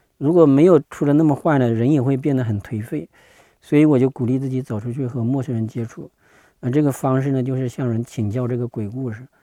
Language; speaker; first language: Chinese; native; Chinese